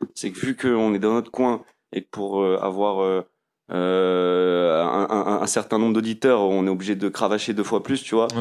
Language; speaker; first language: French; native; French